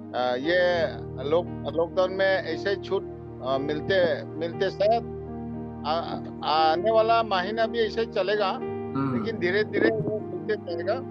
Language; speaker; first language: Hindi; non-native, local second language; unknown